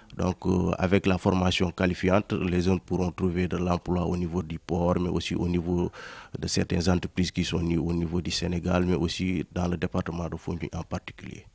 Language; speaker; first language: French; non-native, local second language; Wolof